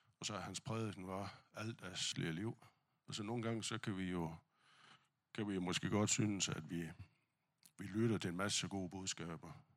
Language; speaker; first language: Danish; non-native, fluent; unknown